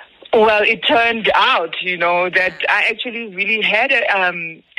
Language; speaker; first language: English; non-native, local second language; Zulu